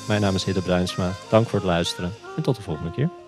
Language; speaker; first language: Dutch; native; Dutch